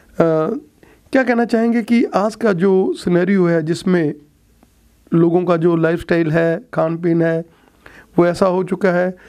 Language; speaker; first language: Hindi; non-native, local second language; Punjabi